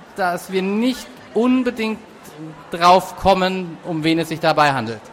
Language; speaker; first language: German; native; German